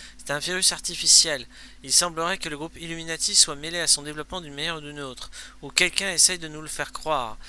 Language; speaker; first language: French; native; French